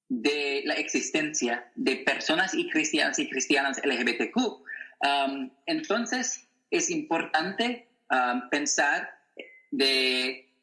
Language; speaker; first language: Spanish; non-native, learner; English